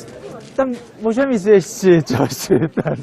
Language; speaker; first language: Polish; non-native, learner; Korean